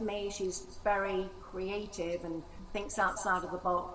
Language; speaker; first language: English; native; English